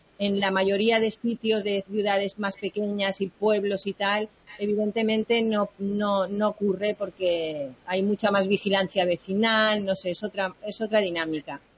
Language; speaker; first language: Spanish; native; Spanish